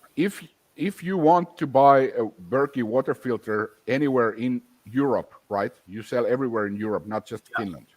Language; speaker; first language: English; non-native, fluent; Finnish